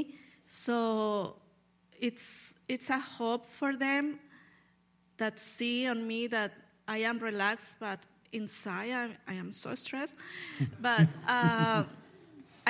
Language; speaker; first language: English; non-native, learner; Spanish